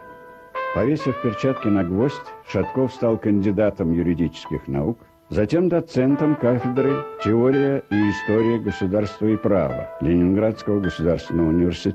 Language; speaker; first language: Russian; native; Russian